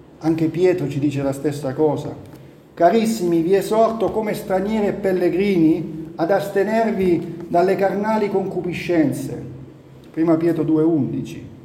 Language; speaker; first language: Italian; native; Italian